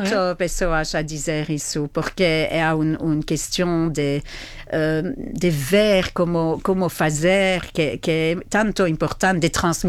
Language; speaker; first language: Portuguese; non-native, fluent; French